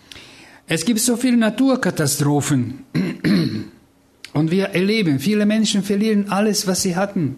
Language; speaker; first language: German; non-native, fluent; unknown